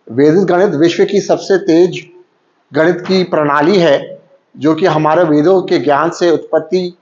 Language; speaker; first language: Hindi; native; Hindi